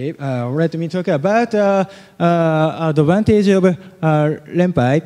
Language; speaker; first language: English; non-native, learner; Japanese